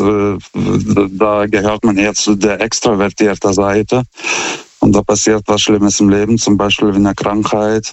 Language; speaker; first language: German; non-native, fluent; Lithuanian